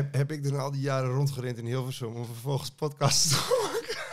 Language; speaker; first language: Dutch; native; Dutch